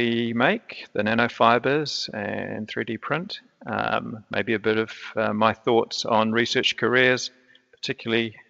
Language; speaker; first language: English; native; English